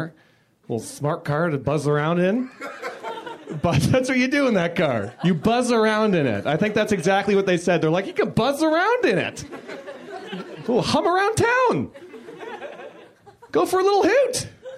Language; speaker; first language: English; native; English